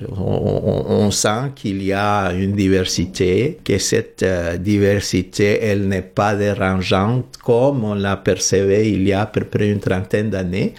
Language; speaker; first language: French; non-native, fluent; Spanish